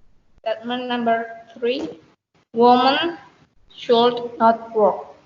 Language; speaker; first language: English; non-native, learner; Indonesian